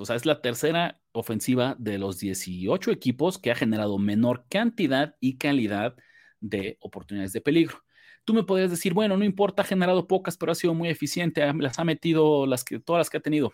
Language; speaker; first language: Spanish; native; Spanish